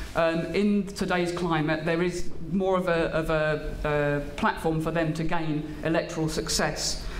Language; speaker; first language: English; native; English